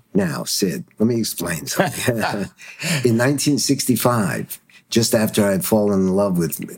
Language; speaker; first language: English; early bilingual, other home language; German